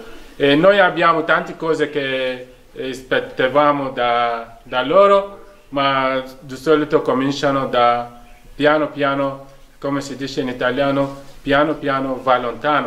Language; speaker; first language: Italian; non-native, fluent; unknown